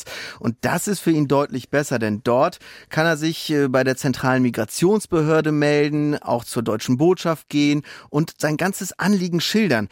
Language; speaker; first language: German; native; German